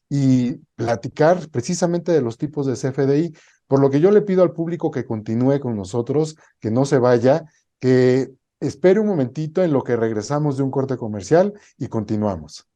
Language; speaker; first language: Spanish; native; Spanish